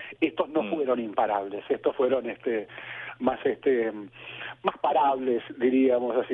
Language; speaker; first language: Spanish; native; Spanish